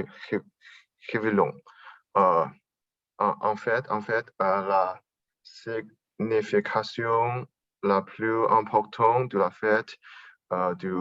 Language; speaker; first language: French; non-native, learner; Chinese